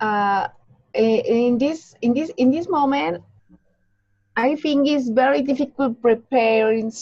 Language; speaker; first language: English; non-native, learner; Spanish